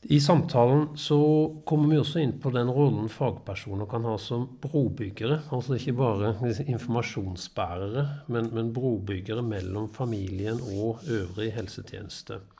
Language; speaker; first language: Norwegian; native; Norwegian